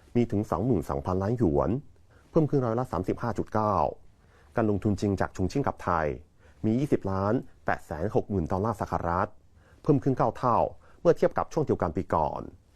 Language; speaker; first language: Thai; non-native, fluent; Chinese